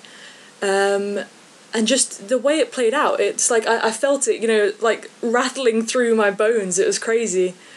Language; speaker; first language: English; native; English